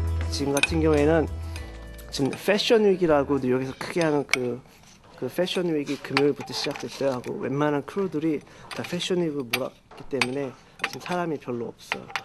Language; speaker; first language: Korean; native; Korean